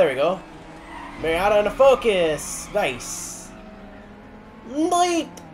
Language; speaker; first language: English; native; English